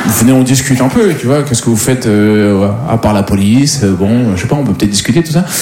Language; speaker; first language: French; native; French